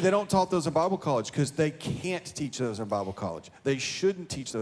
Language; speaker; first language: English; native; English